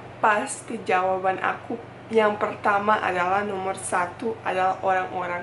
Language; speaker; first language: Indonesian; non-native, fluent; Bosnian